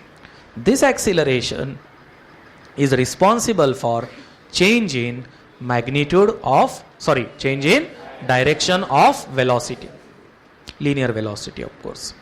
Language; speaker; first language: English; non-native, local second language; Marathi